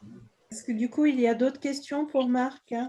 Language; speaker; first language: French; native; French